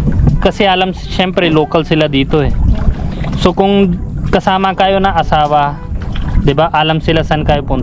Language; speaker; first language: Filipino; non-native, learner; Hindi